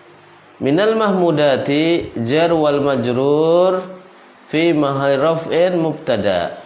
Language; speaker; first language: Arabic; non-native, fluent; Indonesian